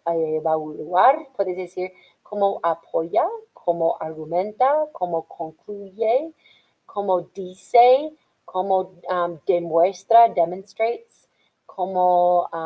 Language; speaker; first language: Spanish; non-native, fluent; English